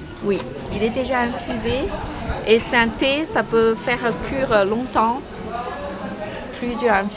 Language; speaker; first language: French; non-native, learner; Chinese